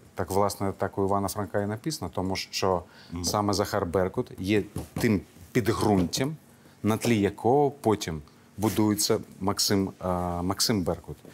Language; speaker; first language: Ukrainian; non-native, local second language; Crimean Tatar